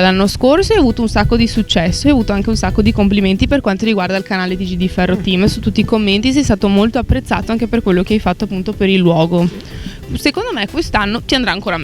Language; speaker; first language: Italian; native; Italian